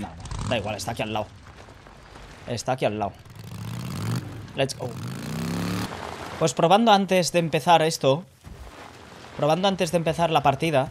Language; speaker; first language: Spanish; native; Spanish